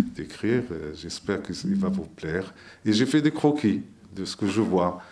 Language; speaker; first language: French; non-native, local second language; Arabic